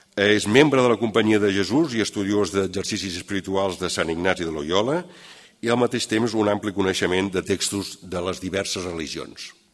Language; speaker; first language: Catalan; native; Catalan